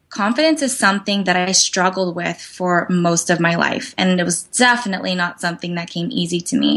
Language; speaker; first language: English; native; English